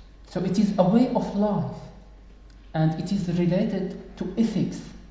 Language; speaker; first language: English; non-native, fluent; Arabic